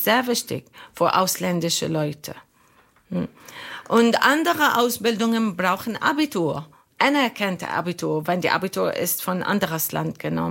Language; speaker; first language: German; non-native, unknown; Arabic